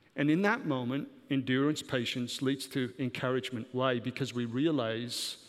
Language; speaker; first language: English; native; English